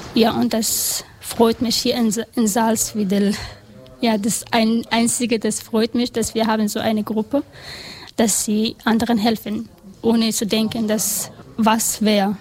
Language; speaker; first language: German; non-native, learner; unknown